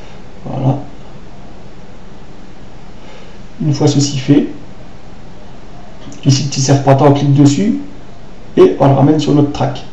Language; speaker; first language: French; native; French